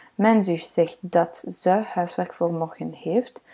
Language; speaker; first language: Dutch; non-native, local second language; French